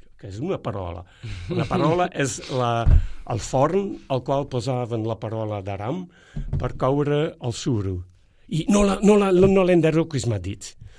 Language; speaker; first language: Catalan; non-native, fluent; Dutch